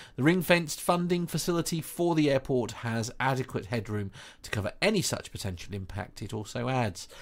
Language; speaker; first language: English; native; English